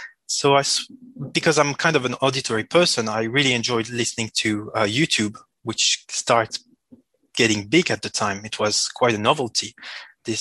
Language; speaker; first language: English; non-native, fluent; French